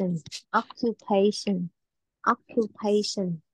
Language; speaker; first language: English; non-native, learner; Vietnamese